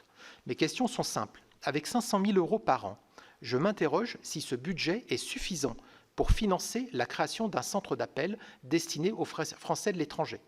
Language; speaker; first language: French; native; French